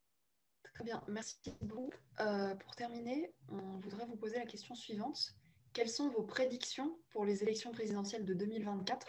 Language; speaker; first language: French; native; French